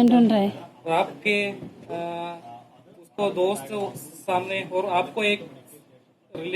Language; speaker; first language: Hindi; non-native, local second language; Malayalam